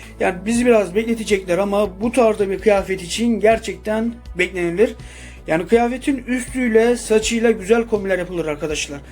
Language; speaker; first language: Turkish; native; Turkish